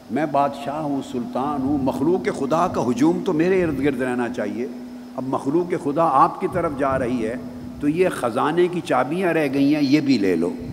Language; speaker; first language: Urdu; non-native, local second language; Punjabi